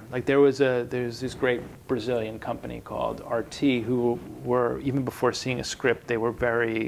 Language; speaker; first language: English; native; English